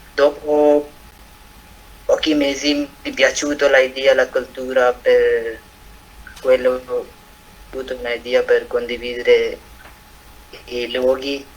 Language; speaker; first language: Italian; non-native, learner; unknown